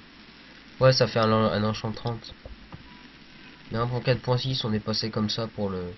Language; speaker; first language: French; native; French